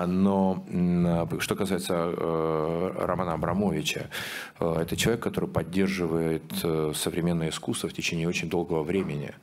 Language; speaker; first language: Russian; native; Russian